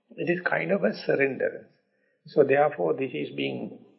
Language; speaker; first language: English; non-native, local second language; Sinhala